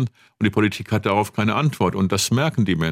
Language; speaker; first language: German; native; German